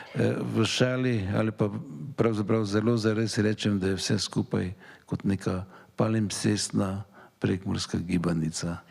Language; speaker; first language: Slovenian; native; Slovenian